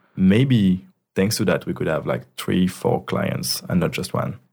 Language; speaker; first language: English; non-native, fluent; French